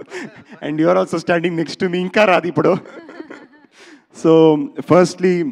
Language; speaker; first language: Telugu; non-native, learner; Kannada